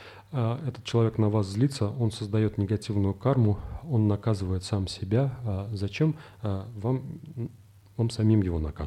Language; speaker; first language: Russian; native; Russian